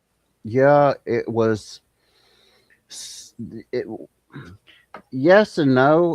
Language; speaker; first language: English; native; English